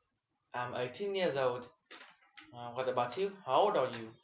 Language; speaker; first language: English; non-native, learner; Vietnamese